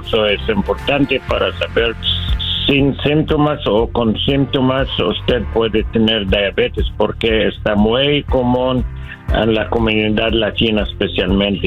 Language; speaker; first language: Spanish; non-native, learner; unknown